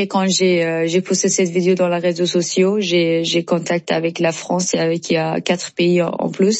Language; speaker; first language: French; non-native, learner; Persian